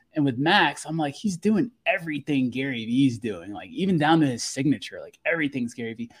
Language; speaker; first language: English; native; English